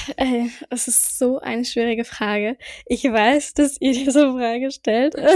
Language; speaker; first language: German; early bilingual, heritage; French